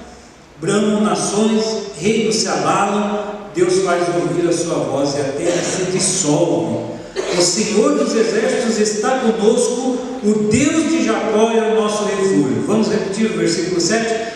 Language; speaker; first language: Portuguese; native; Portuguese